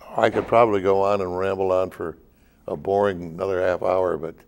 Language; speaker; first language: English; native; English